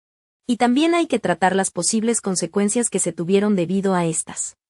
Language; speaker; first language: Spanish; native; Spanish